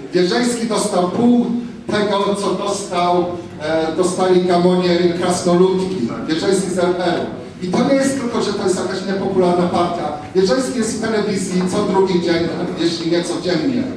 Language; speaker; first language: Polish; non-native, fluent; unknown